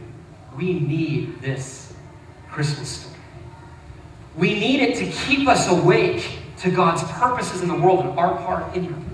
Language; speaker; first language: English; native; English